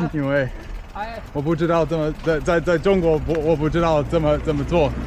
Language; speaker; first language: Chinese; non-native, learner; English